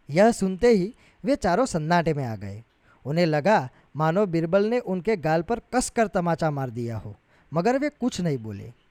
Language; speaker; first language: Hindi; non-native, local second language; Gujarati